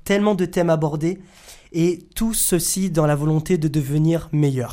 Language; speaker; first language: French; native; French